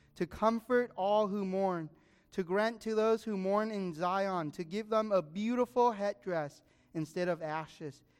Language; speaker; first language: English; native; English